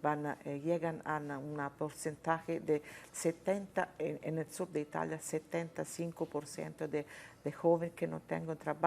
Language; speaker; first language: Spanish; non-native, fluent; Italian